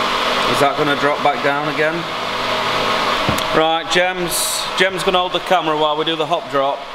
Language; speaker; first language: English; native; English